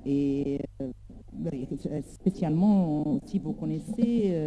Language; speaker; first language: French; non-native, learner; Arabic